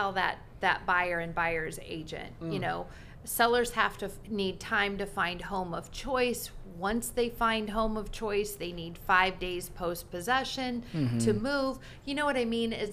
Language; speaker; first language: English; native; English